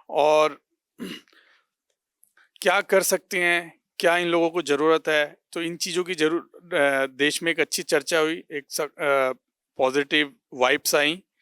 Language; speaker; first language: Hindi; native; Hindi